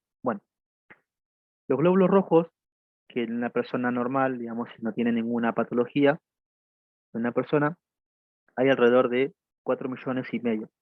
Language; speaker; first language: Spanish; native; Spanish